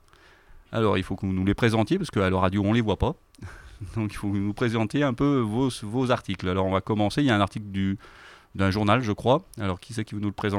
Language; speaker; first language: French; native; French